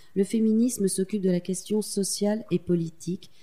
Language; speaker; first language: French; native; French